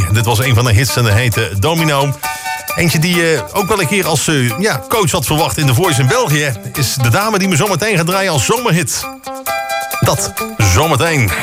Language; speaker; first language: Dutch; native; Dutch